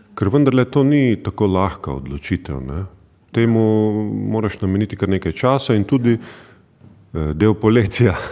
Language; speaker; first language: Slovenian; native; Slovenian